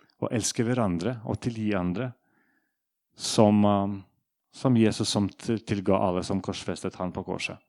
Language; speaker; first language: Norwegian; non-native, fluent; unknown